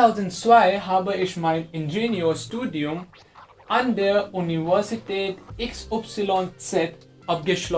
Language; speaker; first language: German; non-native, fluent; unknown